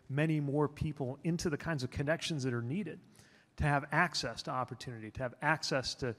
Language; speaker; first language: English; native; English